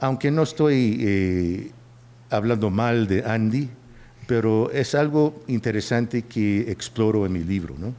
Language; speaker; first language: Spanish; early bilingual, heritage; Spanish